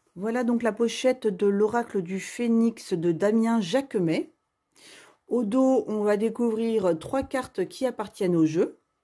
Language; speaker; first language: French; native; French